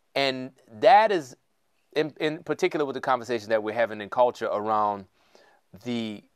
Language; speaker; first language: English; native; English